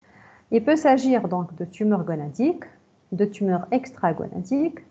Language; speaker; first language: French; non-native, local second language; Arabic